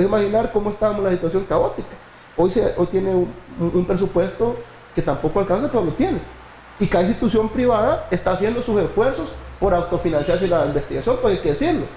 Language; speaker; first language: Spanish; native; Spanish